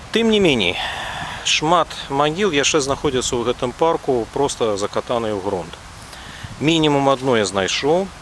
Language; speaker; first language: Belarusian; native; Belarusian